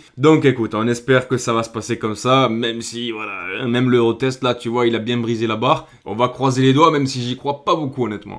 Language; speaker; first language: French; native; French